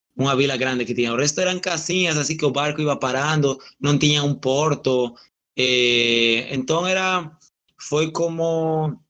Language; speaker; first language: Portuguese; non-native, learner; Spanish